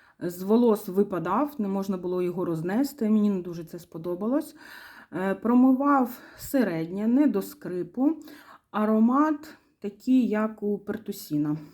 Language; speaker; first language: Ukrainian; non-native, local second language; Russian